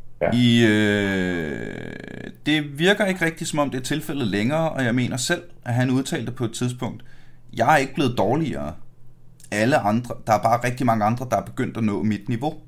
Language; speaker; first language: Danish; native; Danish